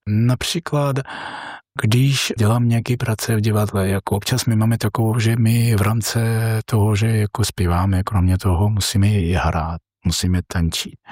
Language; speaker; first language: Czech; non-native, learner; Georgian